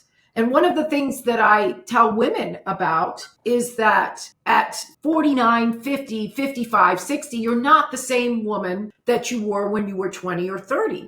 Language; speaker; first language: English; native; English